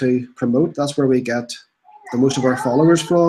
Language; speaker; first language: English; native; English